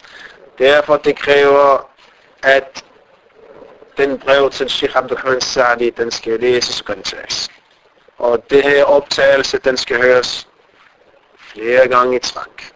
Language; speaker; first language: Danish; non-native, fluent; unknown